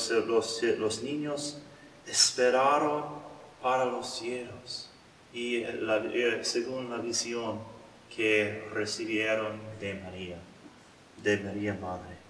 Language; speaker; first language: Spanish; non-native, learner; English